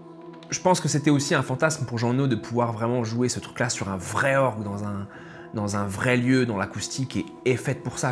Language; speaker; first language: French; native; French